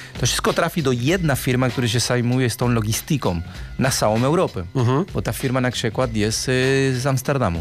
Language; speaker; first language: Polish; non-native, learner; Spanish